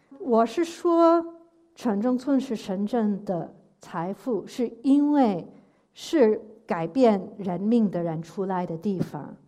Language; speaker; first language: Chinese; non-native, fluent; English